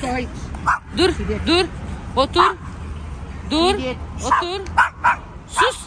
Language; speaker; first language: Turkish; non-native, learner; Russian